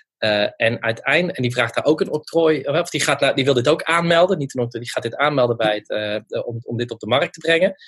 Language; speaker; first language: Dutch; native; Dutch